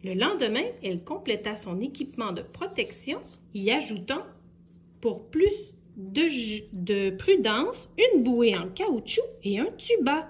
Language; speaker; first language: French; native; French